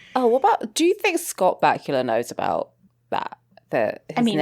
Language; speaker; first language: English; native; English